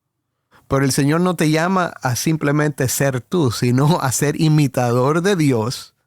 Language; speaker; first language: Spanish; native; Spanish